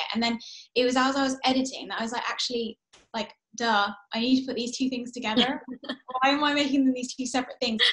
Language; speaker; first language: English; early bilingual, heritage; English